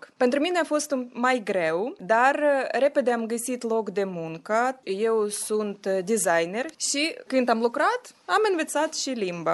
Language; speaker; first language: Romanian; non-native, learner; Ukrainian